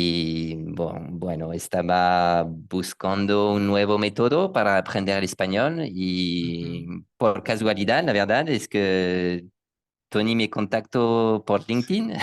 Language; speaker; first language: Spanish; non-native, learner; French